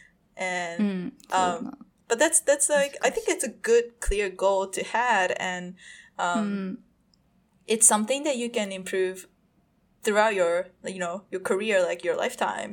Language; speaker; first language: English; non-native, fluent; Japanese